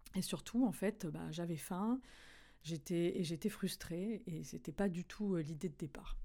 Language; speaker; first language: French; native; French